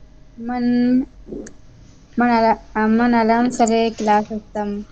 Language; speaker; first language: Persian; non-native, learner; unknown